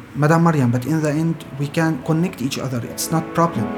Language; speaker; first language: English; non-native, fluent; Arabic